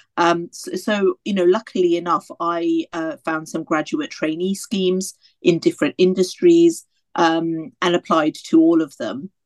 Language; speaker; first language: English; native; English